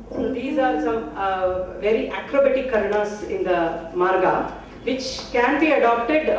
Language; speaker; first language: English; non-native, local second language; Kannada